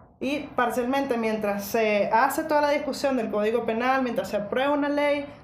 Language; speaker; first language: Spanish; native; Spanish